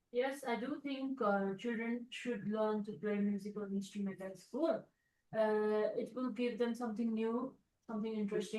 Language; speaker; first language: English; non-native, fluent; Nepali